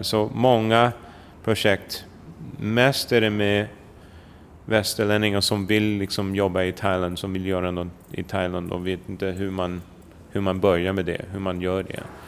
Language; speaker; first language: Swedish; early bilingual, heritage; Swedish